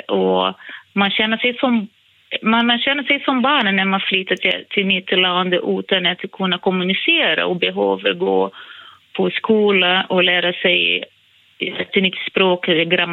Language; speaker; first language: Swedish; non-native, fluent; Portuguese